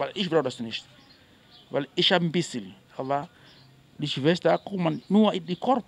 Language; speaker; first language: German; non-native, fluent; Portuguese